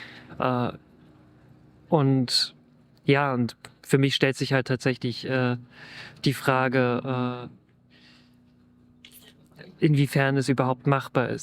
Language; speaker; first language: German; native; German